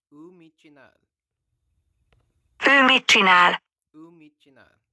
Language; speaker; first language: Hungarian; non-native, learner; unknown